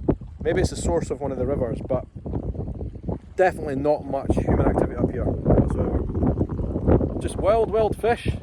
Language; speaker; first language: English; native; English